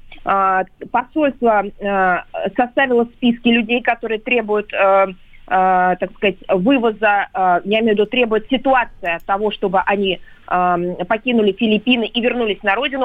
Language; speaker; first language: Russian; native; Russian